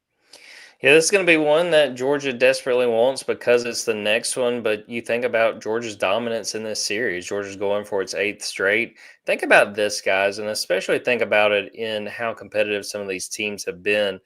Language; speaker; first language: English; native; English